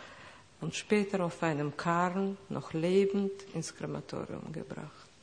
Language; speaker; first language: German; non-native, fluent; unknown